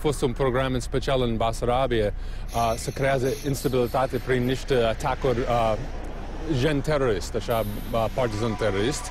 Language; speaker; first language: Romanian; non-native, learner; English